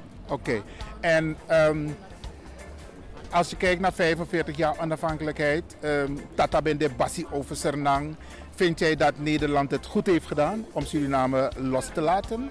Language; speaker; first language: Dutch; native; Dutch